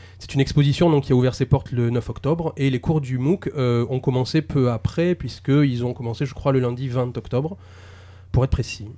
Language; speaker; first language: French; native; French